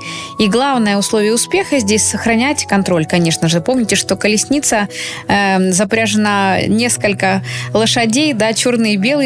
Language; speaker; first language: Russian; native; Russian